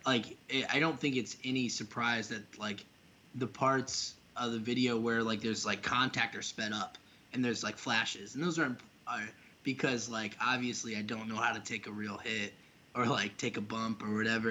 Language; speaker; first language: English; native; English